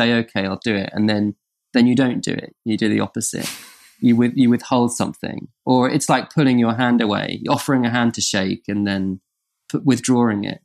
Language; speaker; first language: English; native; English